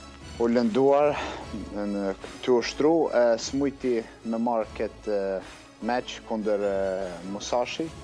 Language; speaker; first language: Albanian; early bilingual, heritage; Albanian